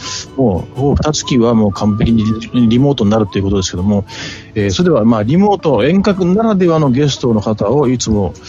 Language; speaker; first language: Japanese; native; Japanese